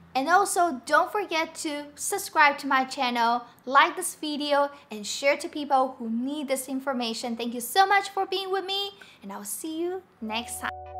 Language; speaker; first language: English; non-native, fluent; Chinese